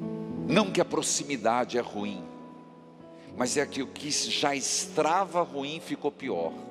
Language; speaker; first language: Portuguese; native; Portuguese